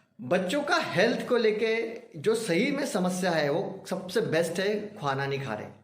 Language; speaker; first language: Hindi; non-native, local second language; Marathi